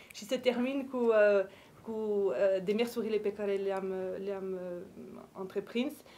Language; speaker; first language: Romanian; non-native, fluent; French